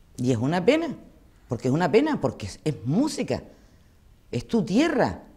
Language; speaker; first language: Spanish; native; Spanish